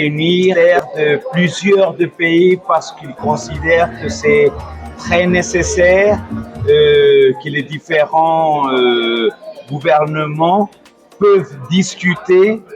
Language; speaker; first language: French; non-native, fluent; Spanish